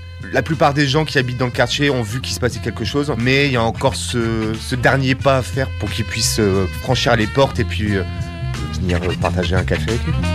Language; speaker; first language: French; native; French